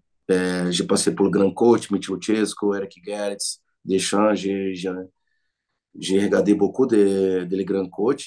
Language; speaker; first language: French; non-native, learner; Portuguese